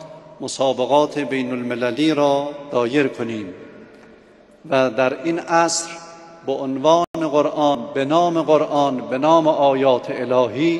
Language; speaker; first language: Persian; native; Persian